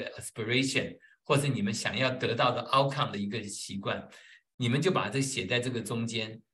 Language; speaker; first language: Chinese; native; Chinese